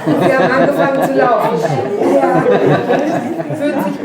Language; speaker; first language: German; native; German